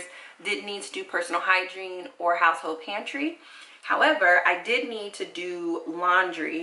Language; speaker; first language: English; native; English